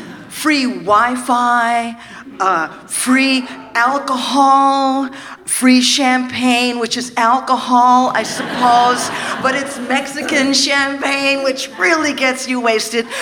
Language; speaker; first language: English; native; English